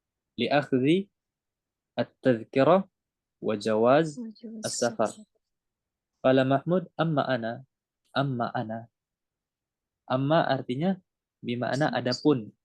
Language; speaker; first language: Arabic; non-native, fluent; Indonesian